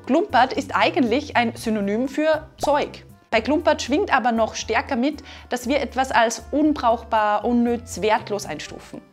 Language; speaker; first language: German; native; German